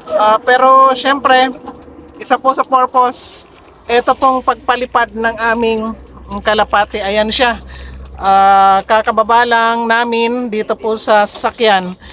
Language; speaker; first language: Filipino; non-native, local second language; Bikol